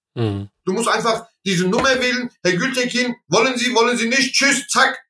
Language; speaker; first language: German; early bilingual, other home language; Turkish